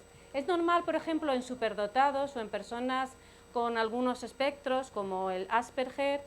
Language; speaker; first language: Spanish; native; Spanish